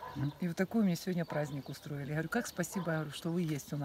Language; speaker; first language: Russian; native; Russian